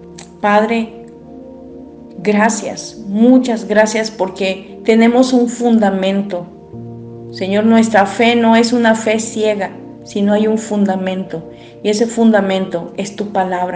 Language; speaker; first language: Spanish; native; Spanish